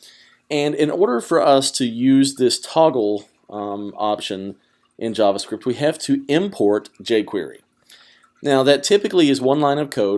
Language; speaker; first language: English; native; English